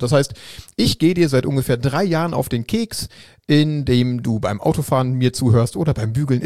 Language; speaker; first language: German; native; German